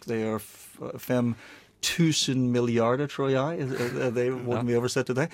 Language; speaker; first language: Norwegian; non-native, learner; English